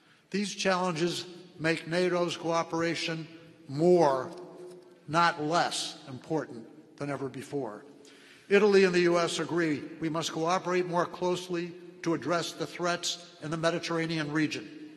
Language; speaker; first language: English; native; English